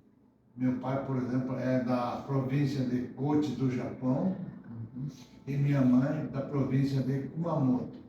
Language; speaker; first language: Portuguese; early bilingual, other home language; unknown